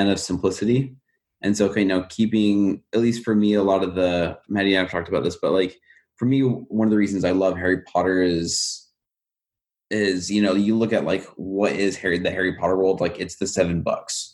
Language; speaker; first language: English; native; English